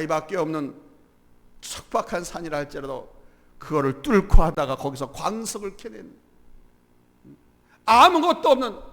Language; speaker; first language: Korean; native; Korean